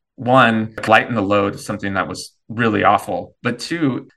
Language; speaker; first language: English; native; English